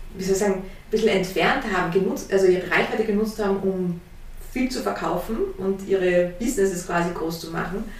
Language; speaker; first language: German; early bilingual, heritage; German